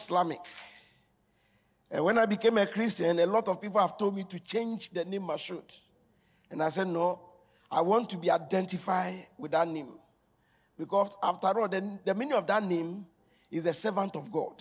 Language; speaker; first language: English; non-native, local second language; Akan